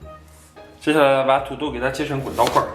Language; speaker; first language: Chinese; native; Chinese